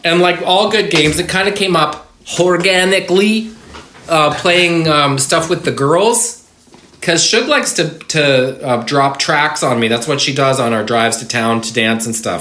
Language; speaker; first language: English; native; English